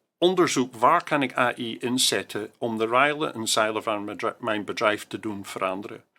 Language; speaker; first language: Dutch; non-native, fluent; English